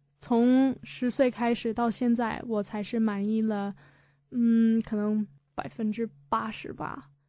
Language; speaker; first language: Chinese; early bilingual, heritage; Chinese